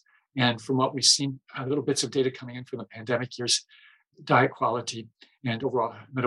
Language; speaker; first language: English; native; English